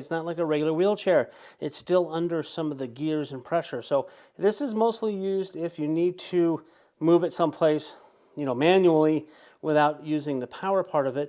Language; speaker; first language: English; native; English